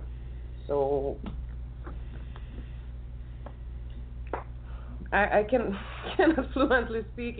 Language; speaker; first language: English; non-native, learner; Serbian